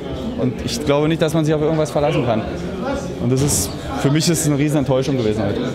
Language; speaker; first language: German; native; German